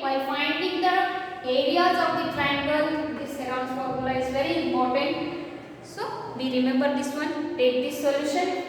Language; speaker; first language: English; non-native, local second language; Kannada